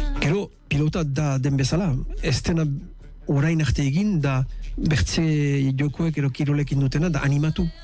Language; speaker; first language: Basque; native; Basque